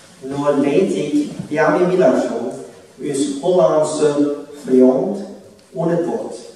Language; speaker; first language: Dutch; non-native, learner; Cantonese